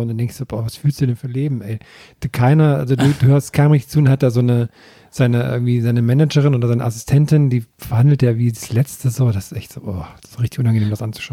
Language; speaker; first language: German; native; German